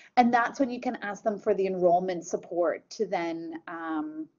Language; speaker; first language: English; native; English